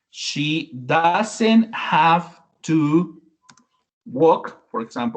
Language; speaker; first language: English; non-native, learner; Spanish